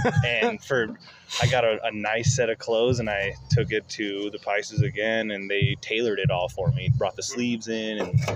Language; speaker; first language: English; native; English